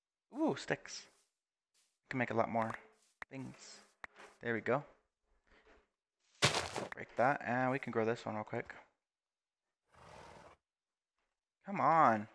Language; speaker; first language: English; native; English